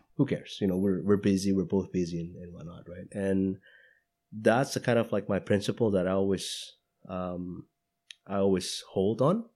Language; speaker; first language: English; non-native, fluent; Indonesian